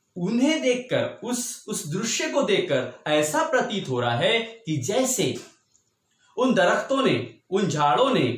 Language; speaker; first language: Hindi; non-native, local second language; Marathi